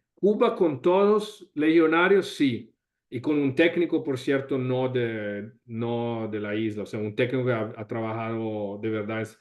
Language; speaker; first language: Spanish; non-native, fluent; Italian